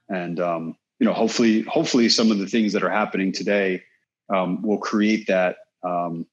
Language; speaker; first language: English; native; English